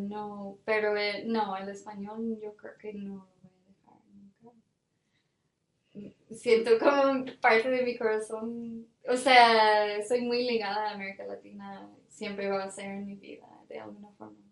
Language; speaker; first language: Spanish; non-native, fluent; English